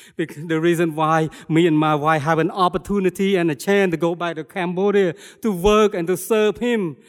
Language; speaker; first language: English; non-native, fluent; Khmer